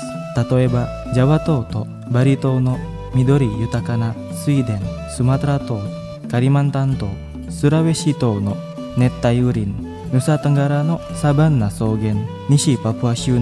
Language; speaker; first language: Japanese; non-native, fluent; Indonesian